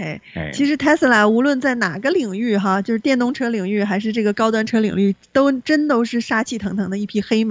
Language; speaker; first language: Chinese; native; Chinese